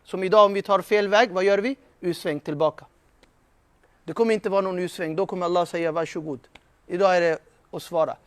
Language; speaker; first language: Swedish; non-native, fluent; Urdu